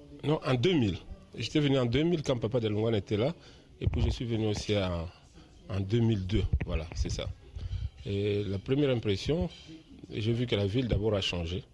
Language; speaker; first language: French; non-native, local second language; Kongo